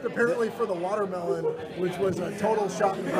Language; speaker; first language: English; native; English